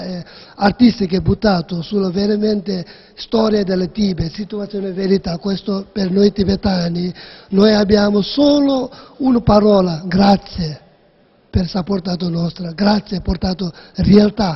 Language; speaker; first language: Italian; non-native, learner; Tibetan